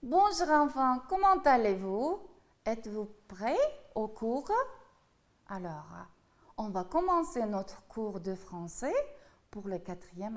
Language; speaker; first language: French; non-native, fluent; Uzbek